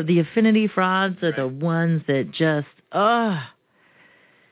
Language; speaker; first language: English; early bilingual, other home language; Romanian